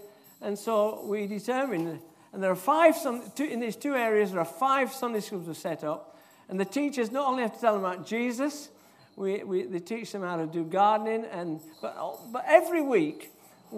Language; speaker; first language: English; native; English